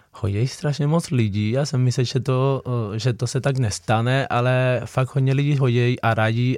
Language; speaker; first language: Czech; non-native, fluent; Spanish